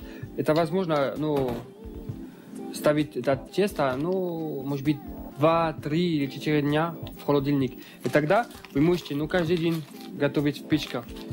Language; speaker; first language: Russian; non-native, learner; French